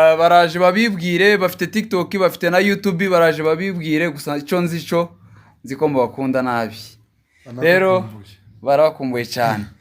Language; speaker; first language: Kinyarwanda; native; Kinyarwanda